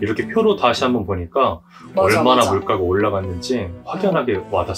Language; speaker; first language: Korean; native; Korean